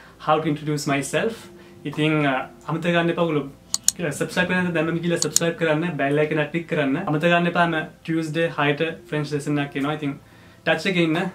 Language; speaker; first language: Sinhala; early bilingual, heritage; Sinhala